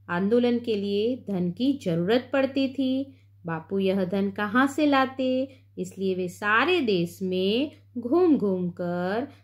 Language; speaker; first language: Hindi; non-native, local second language; Gujarati